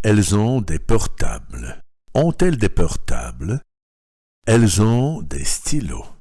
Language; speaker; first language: French; non-native, fluent; Russian